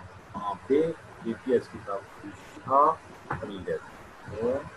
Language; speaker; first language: Persian; non-native, fluent; Urdu